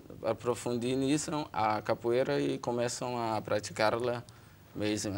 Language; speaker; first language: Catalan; non-native, learner; Portuguese